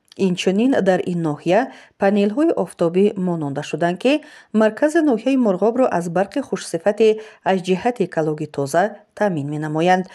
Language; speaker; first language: Tajik; non-native, local second language; Shughni